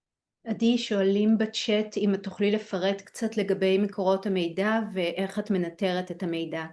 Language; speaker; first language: Hebrew; native; Hebrew